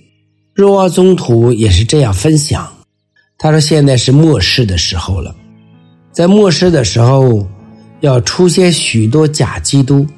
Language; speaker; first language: Chinese; native; Chinese